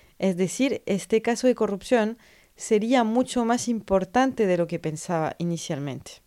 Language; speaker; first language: Spanish; non-native, fluent; French